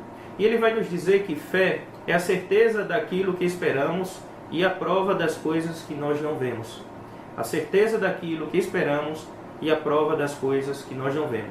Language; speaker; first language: Portuguese; native; Portuguese